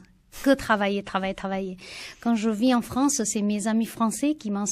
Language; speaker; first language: French; non-native, learner; Chinese